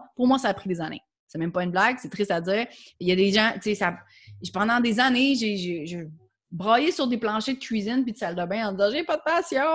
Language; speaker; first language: French; native; French